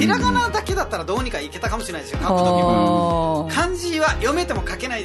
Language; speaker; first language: Japanese; non-native, fluent; Nepali